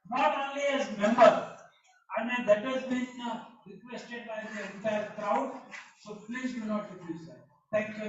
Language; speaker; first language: English; non-native, local second language; Gujarati